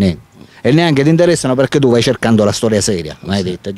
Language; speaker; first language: Italian; native; Italian